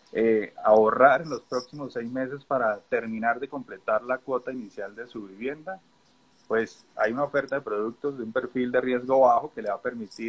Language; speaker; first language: Spanish; native; Spanish